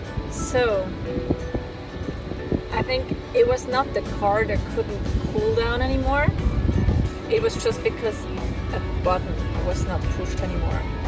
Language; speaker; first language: English; non-native, fluent; German